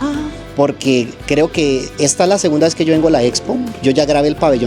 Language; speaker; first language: Spanish; native; Spanish